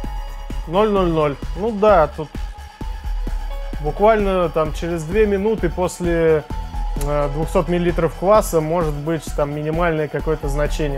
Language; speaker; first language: Russian; native; Russian